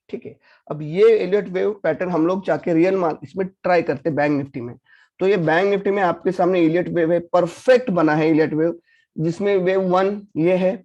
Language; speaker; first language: Hindi; non-native, local second language; Marathi